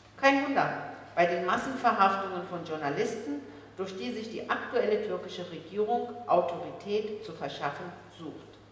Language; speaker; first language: German; early bilingual, other home language; Turkish